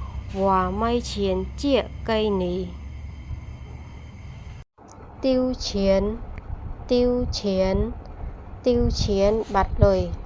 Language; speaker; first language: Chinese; non-native, fluent; Khmer